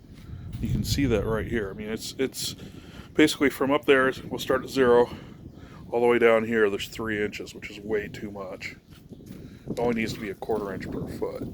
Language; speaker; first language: English; native; English